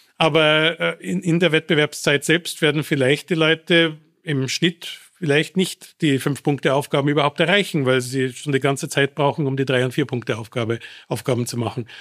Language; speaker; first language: German; early bilingual, other home language; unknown